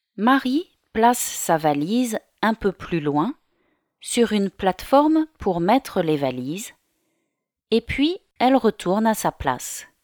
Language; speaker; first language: French; native; French